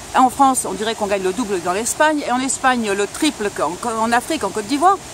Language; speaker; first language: French; non-native, local second language; Spanish